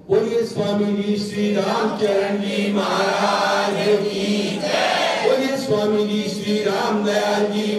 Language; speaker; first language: Hindi; native; Hindi